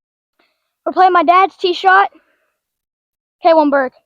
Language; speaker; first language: English; native; English